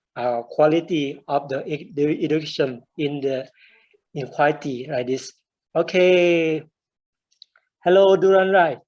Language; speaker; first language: English; non-native, learner; Thai